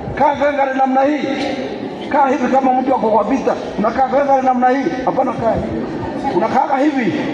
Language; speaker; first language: Swahili; non-native, local second language; Kikuyu